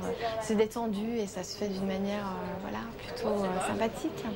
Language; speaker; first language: French; native; French